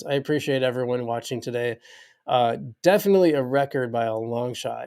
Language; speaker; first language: English; native; English